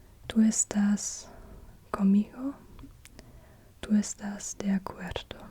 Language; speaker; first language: Spanish; non-native, learner; German